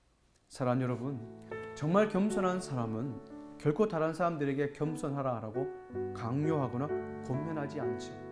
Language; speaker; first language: Korean; native; Korean